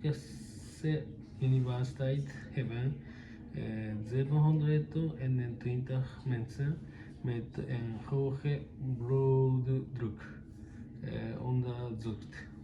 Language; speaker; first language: Dutch; non-native, learner; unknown